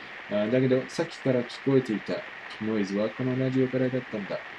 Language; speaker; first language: Japanese; non-native, fluent; English